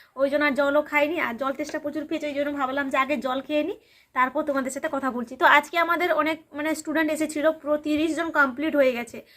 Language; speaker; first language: Bangla; non-native, local second language; Santali